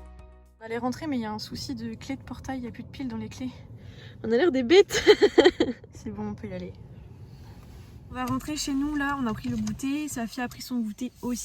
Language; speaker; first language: French; native; French